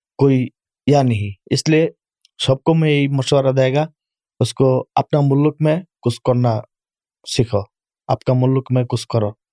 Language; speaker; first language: Urdu; non-native, learner; Bangla